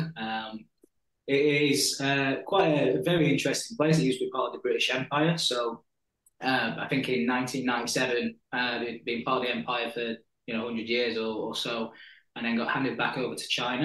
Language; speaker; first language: English; native; English